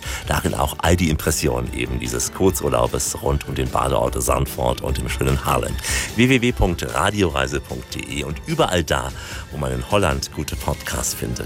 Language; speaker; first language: German; native; German